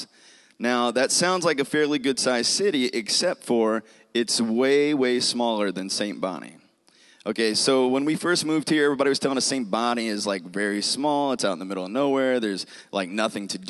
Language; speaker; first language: English; native; English